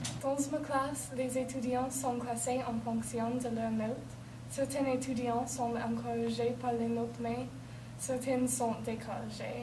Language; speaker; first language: French; non-native, learner; English